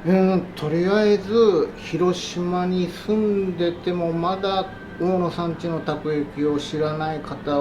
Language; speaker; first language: Japanese; native; Japanese